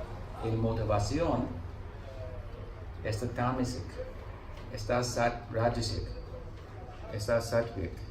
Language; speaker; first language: Spanish; non-native, learner; English